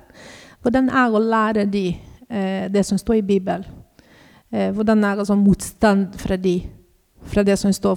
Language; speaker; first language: Norwegian; non-native, learner; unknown